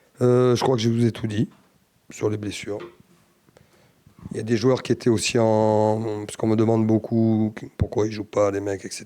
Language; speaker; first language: French; native; French